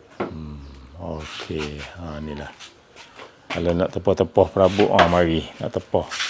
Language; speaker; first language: Malay; native; Malay